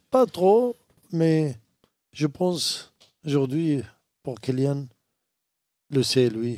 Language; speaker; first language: French; non-native, learner; Arabic